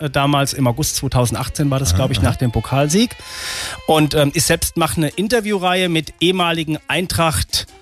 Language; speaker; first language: German; native; German